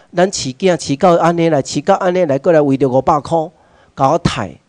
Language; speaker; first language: Chinese; native; Chinese